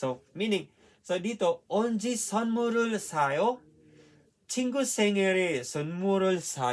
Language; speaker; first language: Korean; non-native, learner; Filipino